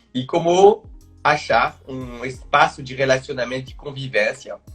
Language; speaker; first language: Portuguese; non-native, fluent; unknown